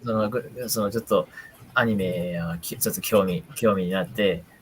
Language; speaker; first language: Japanese; non-native, fluent; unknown